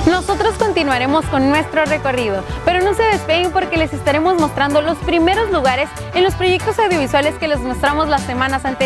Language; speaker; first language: Spanish; native; Spanish